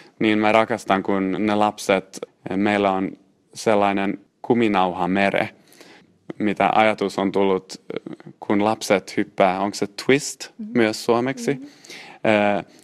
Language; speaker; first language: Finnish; non-native, local second language; Swedish